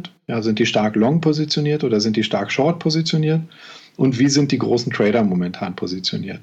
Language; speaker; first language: German; native; German